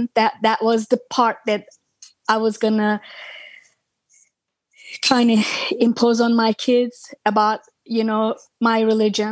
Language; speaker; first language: English; non-native, fluent; Turkish